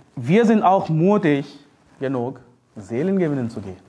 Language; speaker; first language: German; non-native, fluent; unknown